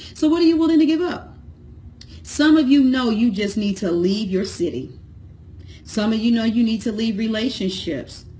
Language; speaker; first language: English; native; English